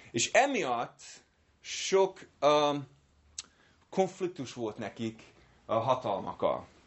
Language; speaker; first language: Hungarian; non-native, fluent; English